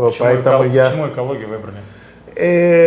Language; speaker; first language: Russian; native; Russian